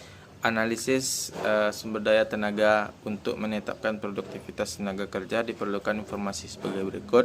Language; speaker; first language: Indonesian; native; Indonesian